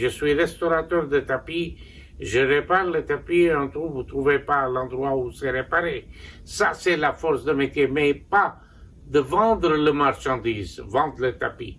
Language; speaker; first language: French; non-native, local second language; Armenian